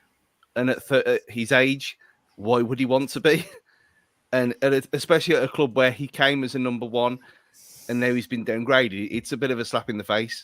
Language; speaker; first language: English; native; English